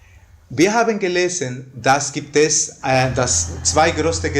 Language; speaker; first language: German; non-native, fluent; Spanish